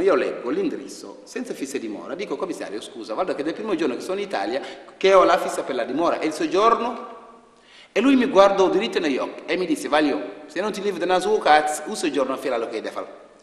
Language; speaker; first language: Italian; non-native, fluent; Wolof